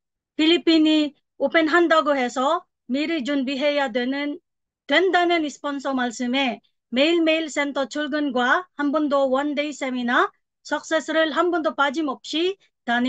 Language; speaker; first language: Korean; non-native, learner; Filipino